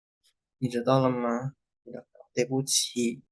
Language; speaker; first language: Chinese; non-native, fluent; Indonesian